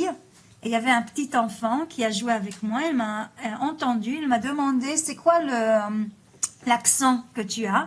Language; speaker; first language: French; early bilingual, heritage; Hebrew